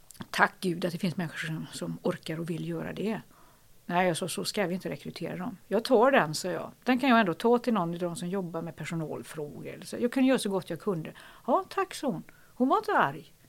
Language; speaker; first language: Swedish; native; Swedish